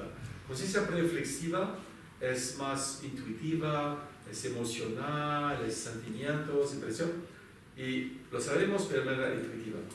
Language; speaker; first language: Spanish; non-native, fluent; French